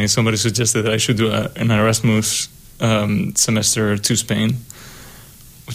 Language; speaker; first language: English; non-native, fluent; Spanish